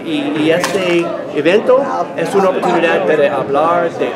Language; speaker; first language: Spanish; non-native, learner; English